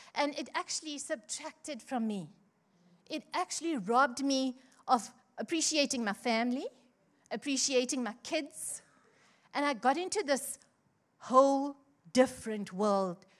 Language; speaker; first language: English; native; English